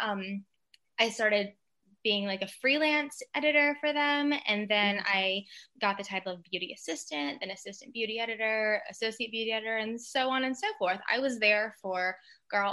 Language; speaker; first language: English; native; English